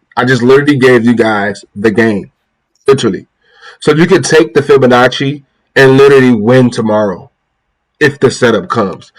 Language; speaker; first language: English; native; English